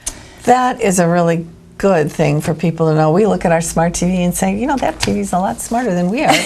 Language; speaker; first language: English; native; English